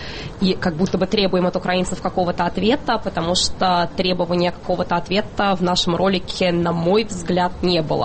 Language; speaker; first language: Russian; native; Russian